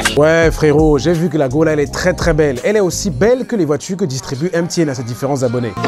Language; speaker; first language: French; native; French